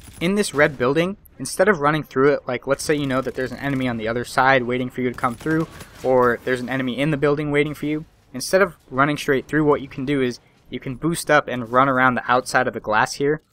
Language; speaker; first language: English; native; English